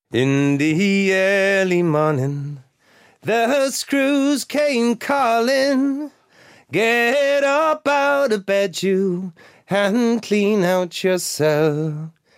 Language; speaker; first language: English; native; English